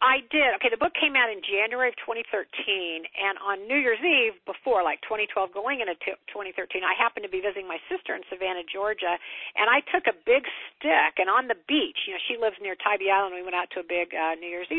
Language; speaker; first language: English; native; English